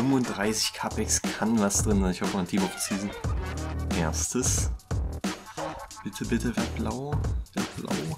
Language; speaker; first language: German; native; German